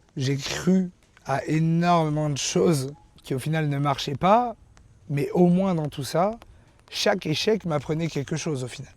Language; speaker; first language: French; native; French